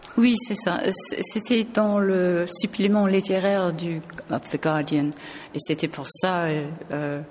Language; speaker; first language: French; non-native, fluent; English